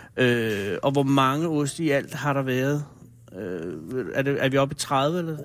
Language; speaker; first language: Danish; native; Danish